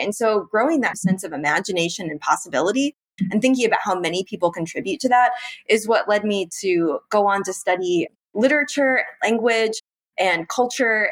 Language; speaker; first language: English; native; English